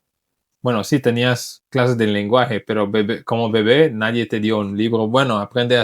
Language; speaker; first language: Spanish; non-native, fluent; English